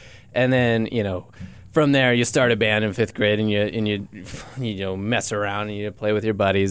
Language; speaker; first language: English; native; English